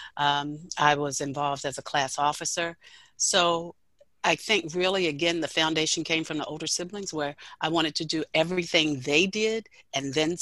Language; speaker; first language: English; native; English